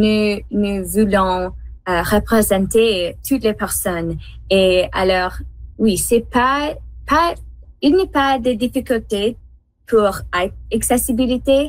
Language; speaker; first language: French; non-native, learner; English